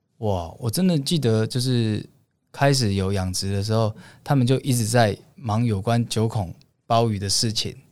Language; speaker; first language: Chinese; native; Chinese